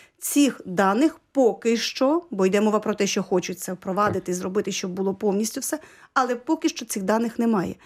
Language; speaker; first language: Ukrainian; native; Ukrainian